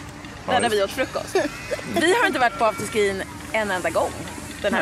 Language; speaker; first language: Swedish; native; Swedish